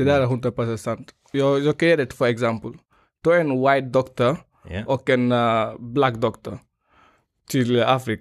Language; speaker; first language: Swedish; non-native, fluent; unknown